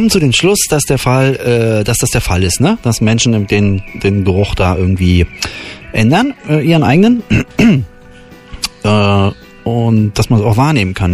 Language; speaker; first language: German; native; German